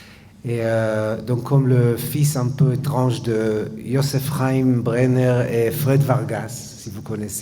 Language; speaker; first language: French; non-native, fluent; Hebrew